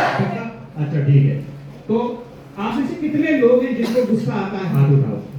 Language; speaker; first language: Hindi; non-native, local second language; Gujarati